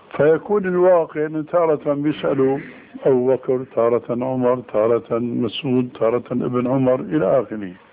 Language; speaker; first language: Arabic; early bilingual, other home language; Albanian